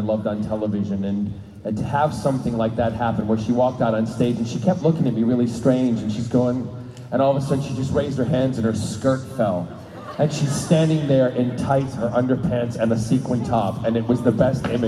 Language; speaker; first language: English; native; English